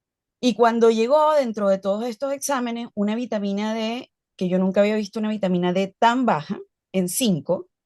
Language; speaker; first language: Spanish; native; Spanish